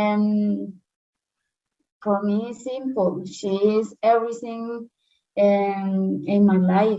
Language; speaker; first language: English; non-native, learner; Spanish